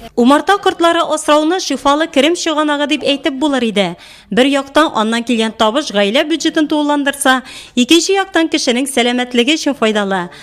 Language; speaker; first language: Tatar; native; Tatar